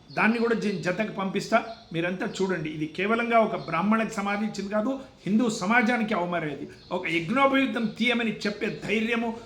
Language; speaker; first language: Telugu; non-native, local second language; Kannada